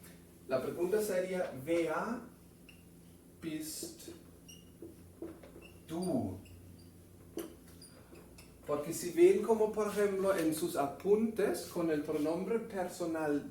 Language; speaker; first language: Spanish; non-native, fluent; German